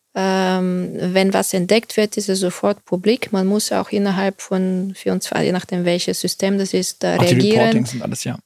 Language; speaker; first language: German; non-native, fluent; Bulgarian